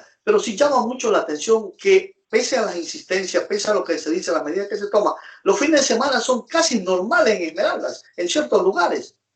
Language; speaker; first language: Spanish; native; Spanish